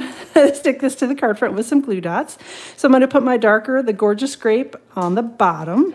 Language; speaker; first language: English; native; English